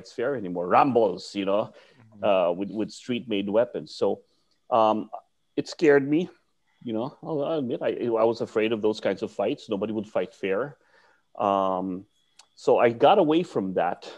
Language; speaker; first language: English; non-native, local second language; Filipino